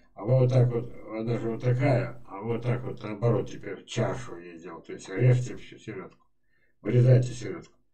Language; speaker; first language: Russian; native; Russian